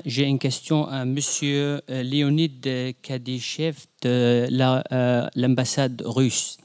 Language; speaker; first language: French; non-native, fluent; Arabic